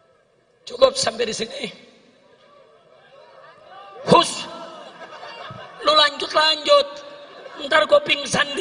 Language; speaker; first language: Indonesian; native; Indonesian